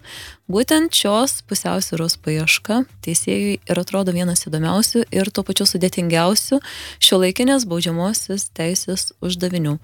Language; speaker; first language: Lithuanian; native; Lithuanian